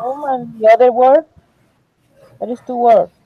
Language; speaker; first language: English; non-native, learner; Spanish